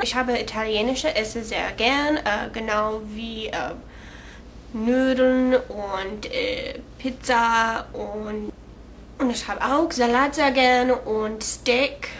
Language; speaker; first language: German; non-native, learner; English